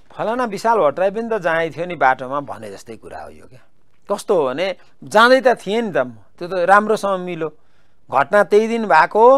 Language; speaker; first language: Nepali; native; Nepali